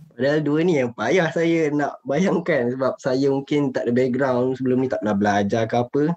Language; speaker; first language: Malay; native; Malay